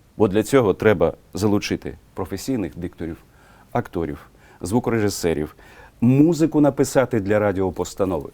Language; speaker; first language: Ukrainian; non-native, local second language; Russian